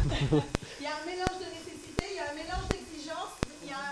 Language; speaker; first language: French; non-native, fluent; Italian